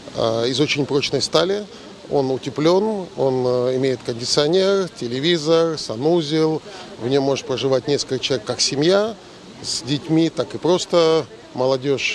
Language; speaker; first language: Russian; native; Russian